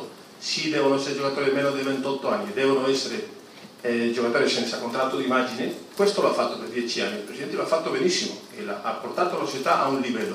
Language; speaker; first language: Italian; non-native, fluent; Spanish